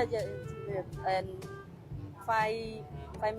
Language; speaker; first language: English; non-native, learner; Khmer